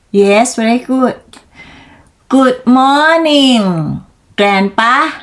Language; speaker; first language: English; non-native, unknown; Thai